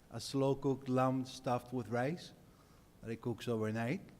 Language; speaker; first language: English; non-native, fluent; Greek